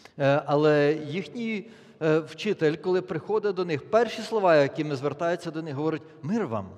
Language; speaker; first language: Polish; non-native, learner; Ukrainian